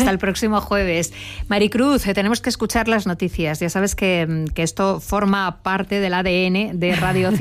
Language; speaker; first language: Spanish; native; Spanish